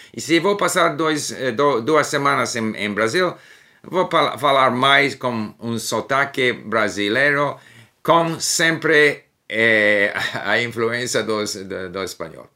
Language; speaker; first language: Portuguese; non-native, learner; English